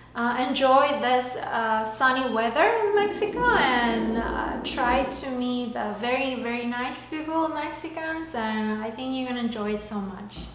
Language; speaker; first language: English; non-native, fluent; Spanish